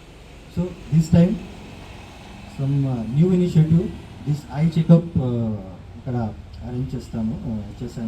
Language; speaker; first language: Telugu; non-native, learner; Hindi